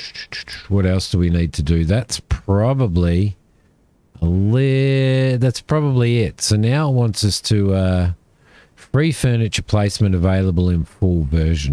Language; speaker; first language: English; native; English